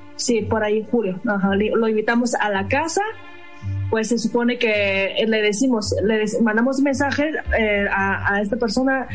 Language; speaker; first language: Spanish; non-native, fluent; Chinese